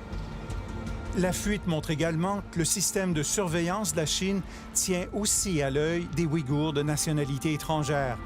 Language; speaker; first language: French; native; French